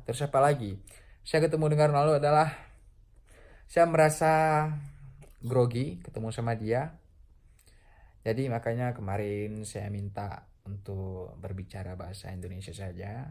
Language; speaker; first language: Indonesian; non-native, local second language; Achinese